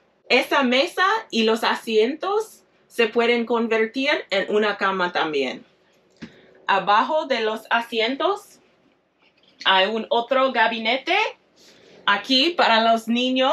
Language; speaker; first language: Spanish; non-native, fluent; English